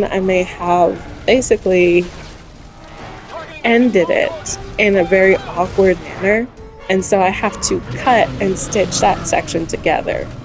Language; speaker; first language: English; native; English